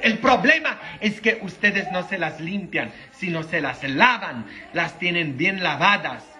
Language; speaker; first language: Spanish; non-native, fluent; Polish